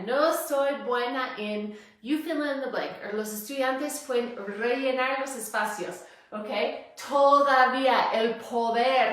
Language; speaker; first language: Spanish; non-native, fluent; English